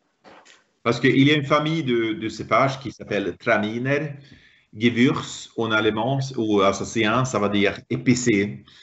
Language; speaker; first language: French; non-native, fluent; Swedish